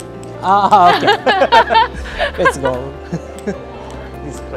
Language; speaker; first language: English; non-native, learner; Japanese